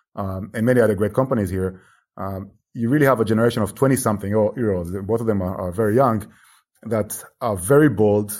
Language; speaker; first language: English; non-native, fluent; Hebrew